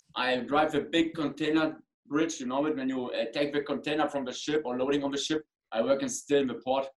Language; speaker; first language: English; non-native, learner; German